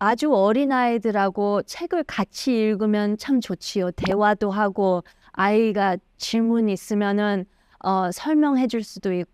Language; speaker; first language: Korean; early bilingual, heritage; Korean